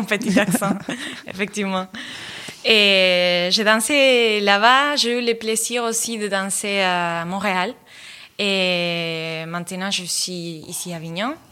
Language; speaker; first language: French; non-native, fluent; Spanish